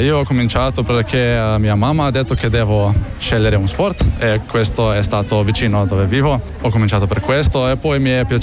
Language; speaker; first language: Italian; non-native, local second language; Slovenian